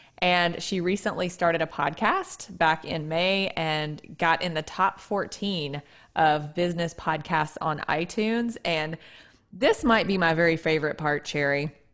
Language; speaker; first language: English; native; English